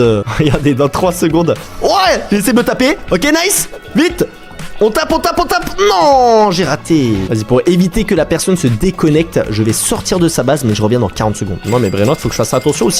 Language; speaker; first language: French; native; French